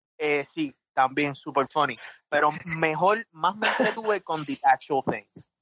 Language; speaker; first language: Spanish; native; Spanish